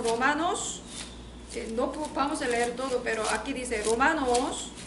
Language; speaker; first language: Spanish; non-native, learner; Korean